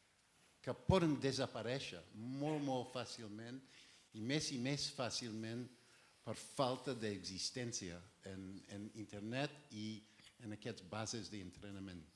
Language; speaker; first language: Catalan; non-native, fluent; French